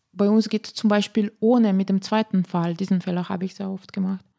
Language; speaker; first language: German; non-native, fluent; Slovenian